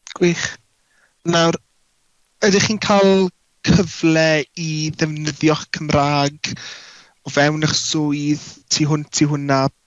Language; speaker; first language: Welsh; native; Welsh